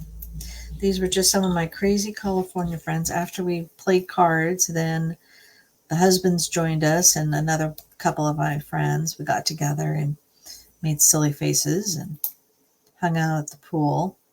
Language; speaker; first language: English; native; English